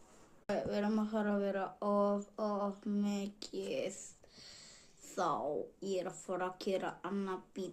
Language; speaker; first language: Icelandic; non-native, learner; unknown